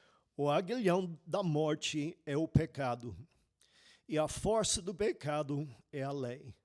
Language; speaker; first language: Portuguese; non-native, fluent; English